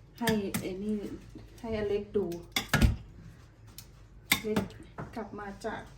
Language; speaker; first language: Thai; native; Thai